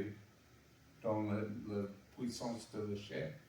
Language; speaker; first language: French; non-native, learner; English